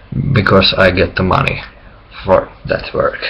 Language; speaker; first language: English; non-native, learner; Finnish